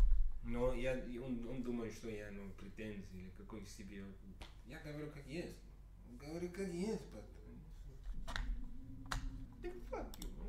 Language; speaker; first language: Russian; non-native, learner; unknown